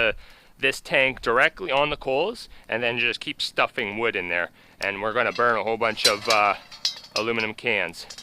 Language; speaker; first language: English; native; English